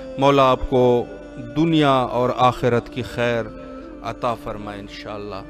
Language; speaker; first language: Urdu; native; Urdu